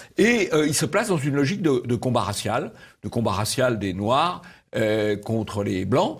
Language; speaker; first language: French; native; French